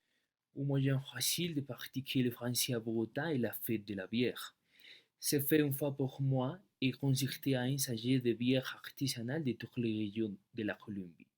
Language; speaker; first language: French; non-native, learner; Spanish